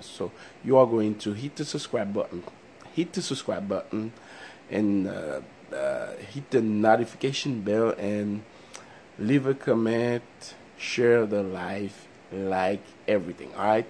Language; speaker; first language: English; non-native, fluent; Haitian Creole